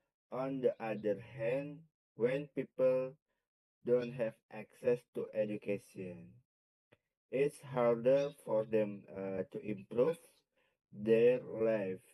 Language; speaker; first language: English; non-native, learner; Indonesian